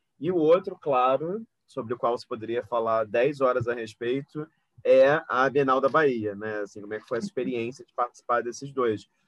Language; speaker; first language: Portuguese; native; Portuguese